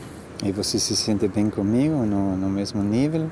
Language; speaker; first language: Portuguese; non-native, learner; German